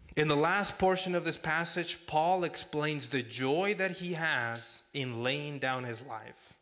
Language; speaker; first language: English; non-native, fluent; Spanish